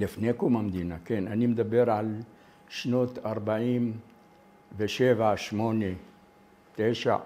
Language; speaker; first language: Hebrew; non-native, fluent; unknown